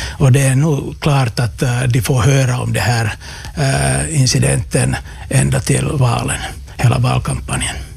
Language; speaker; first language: Swedish; non-native, local second language; Finnish